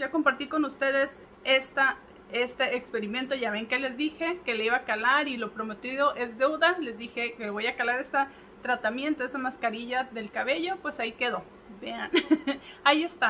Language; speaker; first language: Spanish; native; Spanish